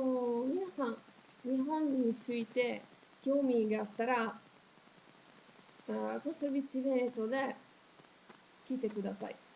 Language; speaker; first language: Japanese; non-native, learner; Italian